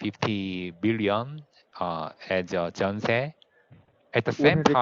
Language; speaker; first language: English; non-native, learner; Korean